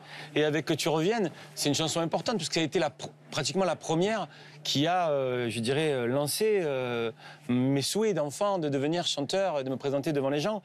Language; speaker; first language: French; native; French